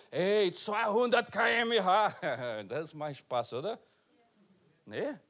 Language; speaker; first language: German; non-native, learner; Portuguese